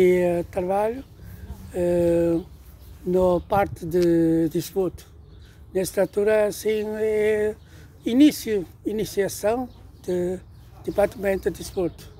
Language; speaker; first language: Portuguese; non-native, learner; Chinese